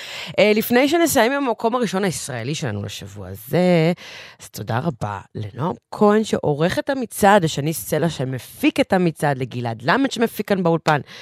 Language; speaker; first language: Hebrew; native; Hebrew